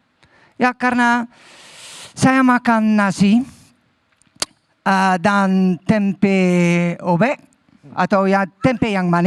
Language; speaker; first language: Indonesian; non-native, learner; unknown